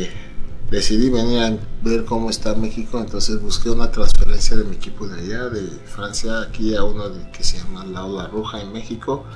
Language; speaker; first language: Spanish; non-native, fluent; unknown